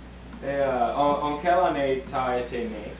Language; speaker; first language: French; non-native, learner; English